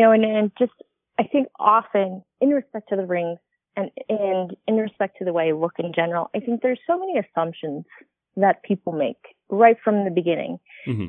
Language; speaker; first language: English; native; English